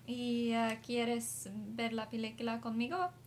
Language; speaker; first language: Spanish; non-native, learner; English